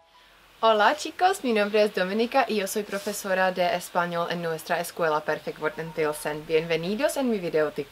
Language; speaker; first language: Spanish; non-native, fluent; Czech